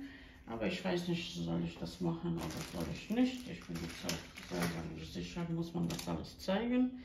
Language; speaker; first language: German; non-native, learner; Croatian